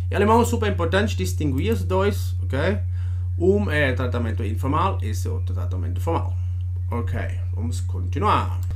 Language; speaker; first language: Portuguese; non-native, fluent; German